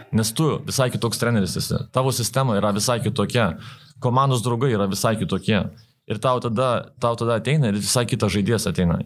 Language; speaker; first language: Lithuanian; native; Lithuanian